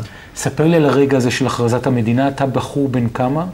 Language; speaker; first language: Hebrew; native; Hebrew